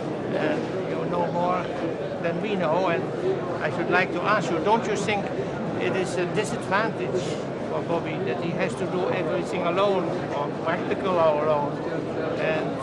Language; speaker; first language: English; non-native, fluent; Dutch